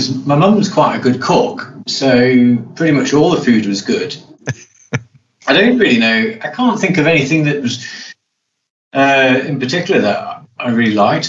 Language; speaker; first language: English; native; English